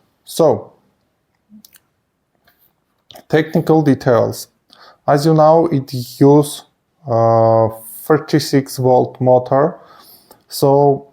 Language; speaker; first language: English; non-native, fluent; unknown